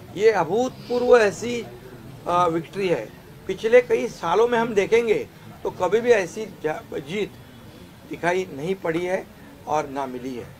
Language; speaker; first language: Hindi; non-native, local second language; Marathi